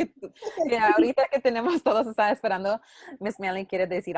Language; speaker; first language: Spanish; non-native, learner; English